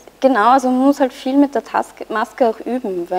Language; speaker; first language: German; native; German